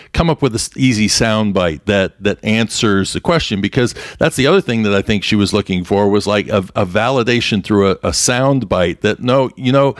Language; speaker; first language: English; native; English